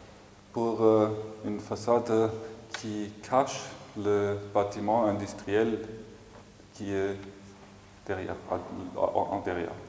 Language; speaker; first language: French; non-native, fluent; German